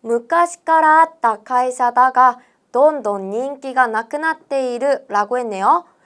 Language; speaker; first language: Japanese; non-native, fluent; Korean